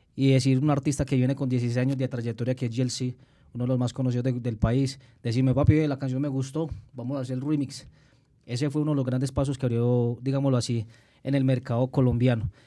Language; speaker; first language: Spanish; native; Spanish